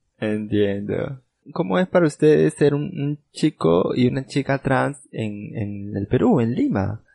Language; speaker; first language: Spanish; native; Spanish